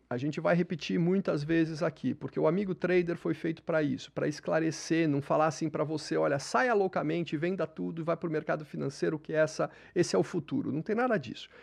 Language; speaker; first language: Portuguese; native; Portuguese